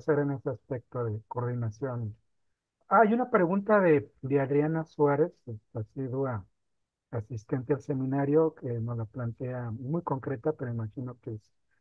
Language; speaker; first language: Spanish; native; Spanish